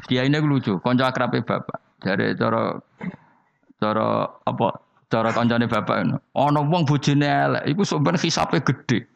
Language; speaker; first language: Indonesian; non-native, local second language; Javanese